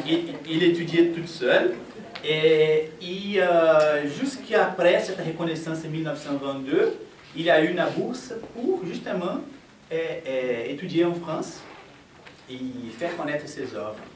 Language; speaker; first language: French; non-native, fluent; Portuguese